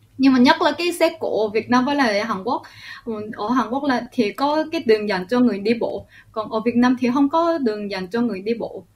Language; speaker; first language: Vietnamese; early bilingual, other home language; Korean